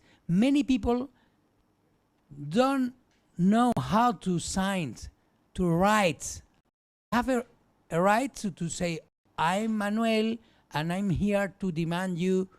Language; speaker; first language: English; non-native, learner; Spanish